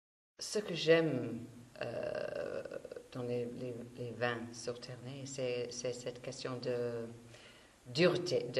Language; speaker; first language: French; non-native, fluent; English